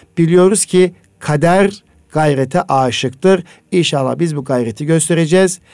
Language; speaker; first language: Turkish; native; Turkish